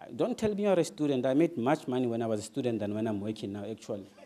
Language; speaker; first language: English; non-native, local second language; Northern Sotho